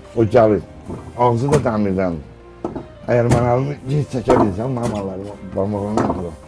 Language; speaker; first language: Azerbaijani; non-native, local second language; Talysh